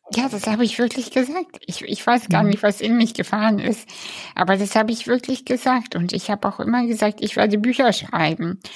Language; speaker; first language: German; early bilingual, other home language; Russian